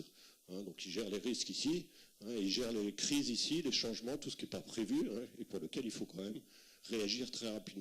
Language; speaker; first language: French; native; French